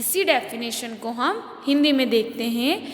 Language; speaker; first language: Hindi; native; Hindi